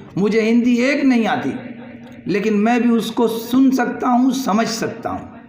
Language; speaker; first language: Urdu; native; Urdu